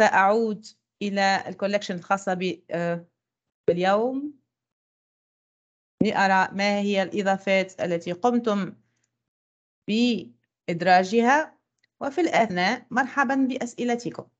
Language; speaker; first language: Arabic; native; Arabic